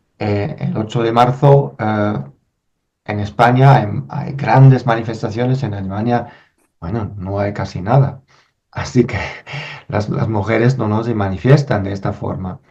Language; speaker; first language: Spanish; non-native, fluent; German